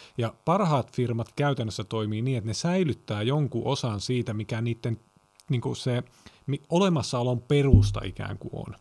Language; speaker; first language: Finnish; native; Finnish